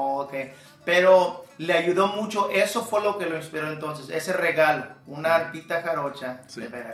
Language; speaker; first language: Spanish; early bilingual, heritage; Spanish